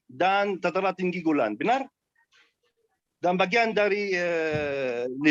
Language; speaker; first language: Indonesian; non-native, learner; Arabic